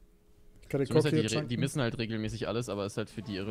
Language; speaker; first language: German; native; German